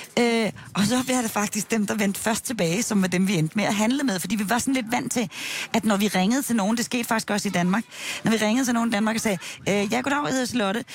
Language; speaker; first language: Danish; native; Danish